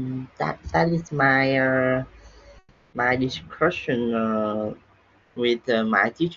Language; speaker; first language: English; non-native, learner; Vietnamese